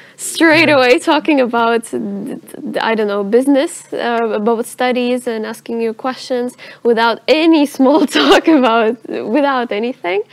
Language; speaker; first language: English; non-native, fluent; Russian